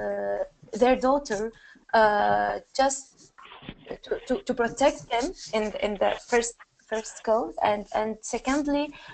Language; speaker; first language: English; non-native, learner; Arabic